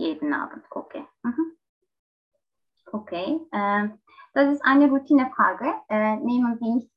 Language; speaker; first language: German; non-native, learner; Turkish